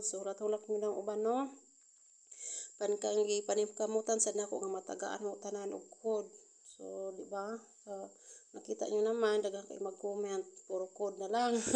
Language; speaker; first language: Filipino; non-native, local second language; Cebuano